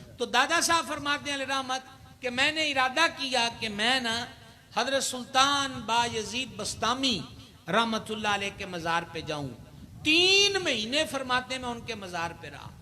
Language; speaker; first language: Urdu; non-native, local second language; Punjabi